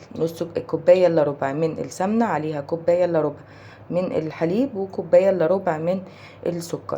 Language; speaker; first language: Arabic; native; Arabic